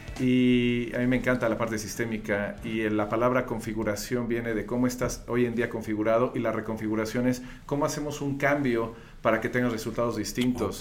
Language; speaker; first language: Spanish; native; Spanish